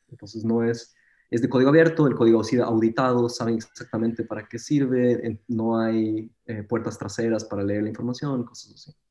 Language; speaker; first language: Spanish; native; Spanish